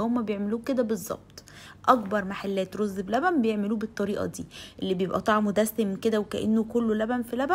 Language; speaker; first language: Arabic; native; Arabic